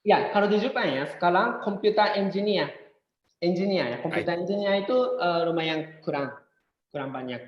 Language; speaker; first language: Indonesian; non-native, fluent; Japanese